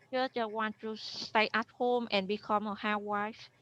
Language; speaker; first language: English; non-native, learner; Vietnamese